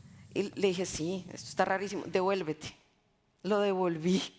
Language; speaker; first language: Spanish; native; Spanish